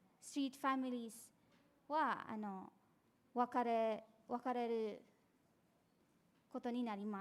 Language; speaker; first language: Japanese; non-native, fluent; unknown